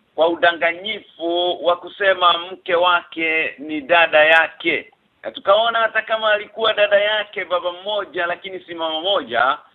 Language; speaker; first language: Swahili; non-native, local second language; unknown